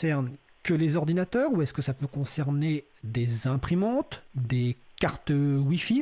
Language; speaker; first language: French; native; French